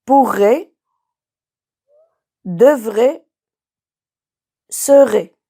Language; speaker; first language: French; non-native, local second language; Arabic